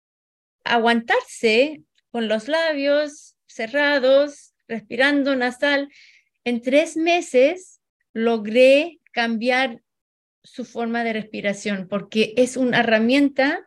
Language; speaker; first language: Spanish; early bilingual, heritage; Spanish